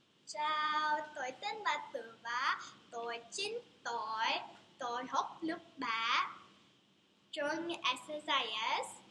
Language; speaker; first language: Vietnamese; non-native, learner; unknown